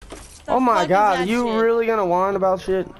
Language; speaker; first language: English; native; English